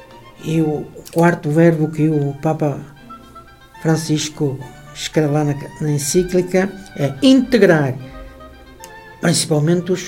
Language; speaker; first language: Portuguese; native; Portuguese